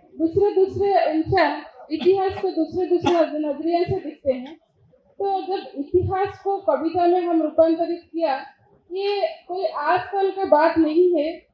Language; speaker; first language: Hindi; non-native, local second language; Odia